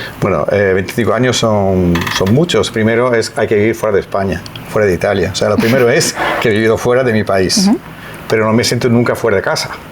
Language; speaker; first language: Spanish; non-native, fluent; Italian